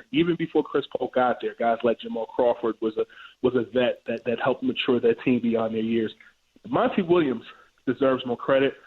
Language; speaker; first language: English; native; English